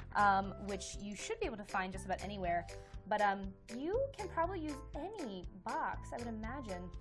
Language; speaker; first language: English; native; English